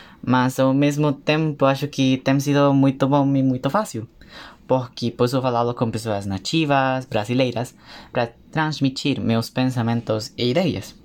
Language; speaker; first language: Portuguese; non-native, learner; Spanish